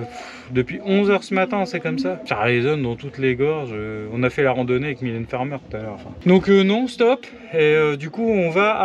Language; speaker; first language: French; native; French